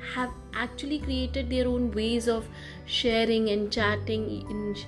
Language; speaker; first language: English; non-native, local second language; Hindi